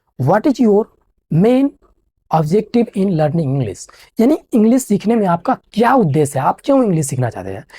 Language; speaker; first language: Hindi; native; Hindi